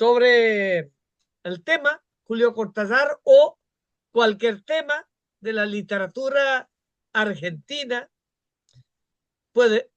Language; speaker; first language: Spanish; non-native, fluent; Bangla